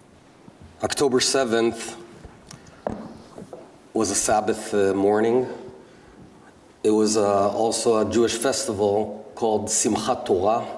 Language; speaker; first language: English; non-native, local second language; Hebrew